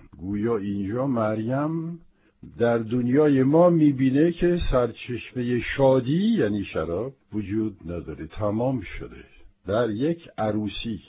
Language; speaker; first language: Persian; non-native, fluent; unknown